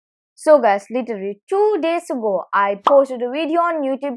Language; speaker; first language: English; non-native, fluent; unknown